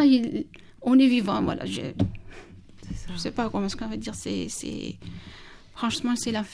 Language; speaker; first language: French; non-native, learner; Kurdish